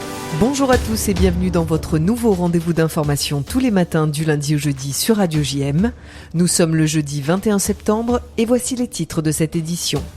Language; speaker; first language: French; native; French